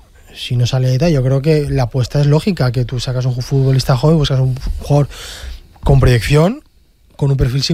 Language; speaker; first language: Spanish; native; Spanish